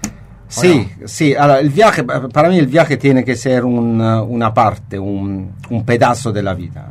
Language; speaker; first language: Spanish; non-native, fluent; Italian